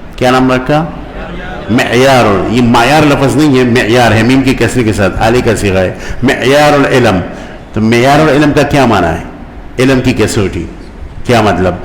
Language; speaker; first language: Urdu; non-native, local second language; Pashto